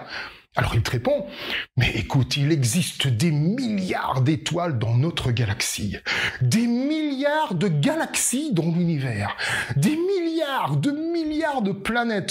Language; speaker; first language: French; native; French